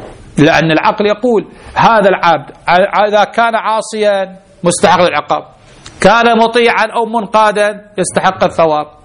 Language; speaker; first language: Arabic; native; Arabic